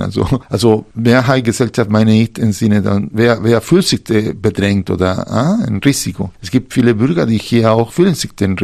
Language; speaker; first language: German; non-native, fluent; Spanish